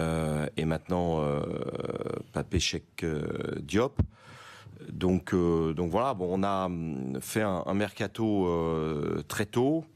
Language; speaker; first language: French; native; French